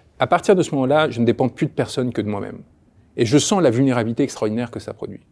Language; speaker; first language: French; early bilingual, other home language; Spanish